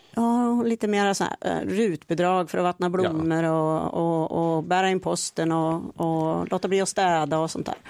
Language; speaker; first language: Swedish; native; Swedish